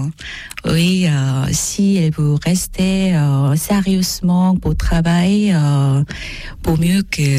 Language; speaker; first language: French; non-native, learner; Korean